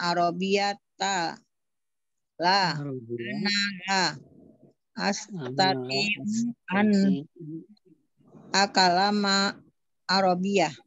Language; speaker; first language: Arabic; non-native, learner; Indonesian